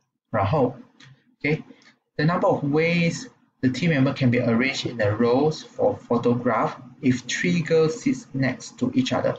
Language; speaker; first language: English; non-native, local second language; Chinese